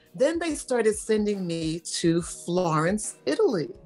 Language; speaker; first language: English; native; English